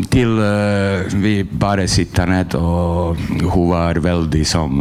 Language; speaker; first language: Norwegian; non-native, learner; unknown